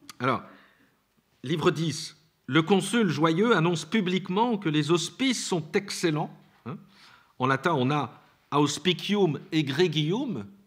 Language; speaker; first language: French; native; French